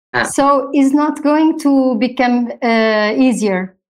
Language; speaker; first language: English; non-native, fluent; Portuguese